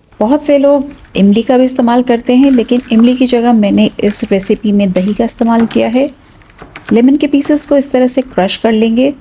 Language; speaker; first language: Urdu; native; Urdu